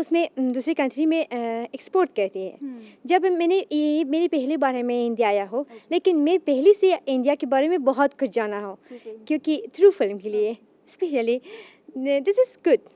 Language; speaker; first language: Hindi; non-native, learner; Persian